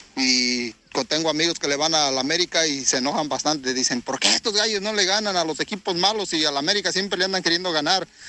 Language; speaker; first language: Spanish; native; Spanish